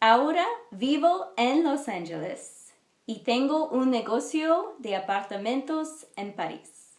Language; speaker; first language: Spanish; non-native, learner; English